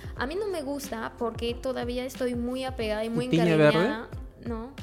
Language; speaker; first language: Spanish; non-native, fluent; French